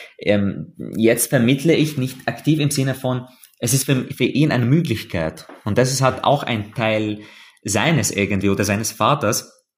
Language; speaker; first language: German; non-native, fluent; Arabic